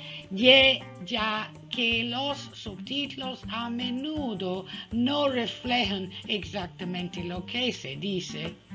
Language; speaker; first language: Spanish; non-native, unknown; English